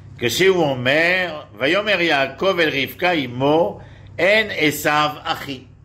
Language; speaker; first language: Hebrew; non-native, fluent; French